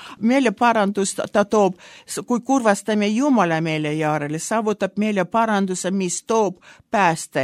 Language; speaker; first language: Estonian; non-native, local second language; Russian